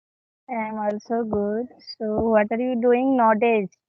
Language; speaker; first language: English; non-native, learner; Hindi